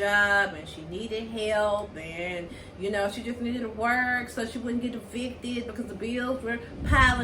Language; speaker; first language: English; native; English